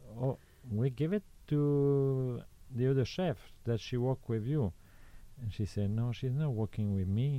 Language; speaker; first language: English; non-native, fluent; French